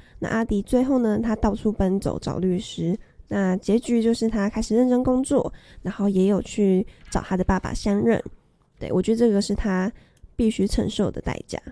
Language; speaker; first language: Chinese; native; Chinese